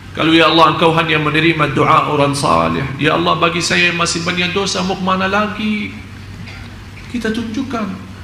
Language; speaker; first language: Indonesian; non-native, fluent; Arabic